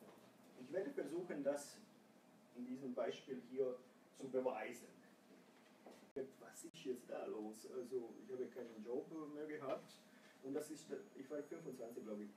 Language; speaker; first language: German; non-native, fluent; Croatian